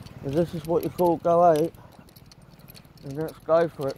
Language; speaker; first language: English; native; English